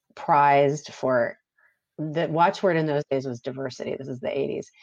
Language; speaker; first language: English; native; English